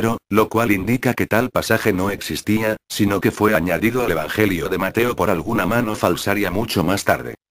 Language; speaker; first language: Spanish; native; Spanish